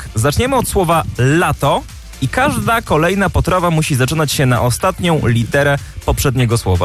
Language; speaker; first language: Polish; native; Polish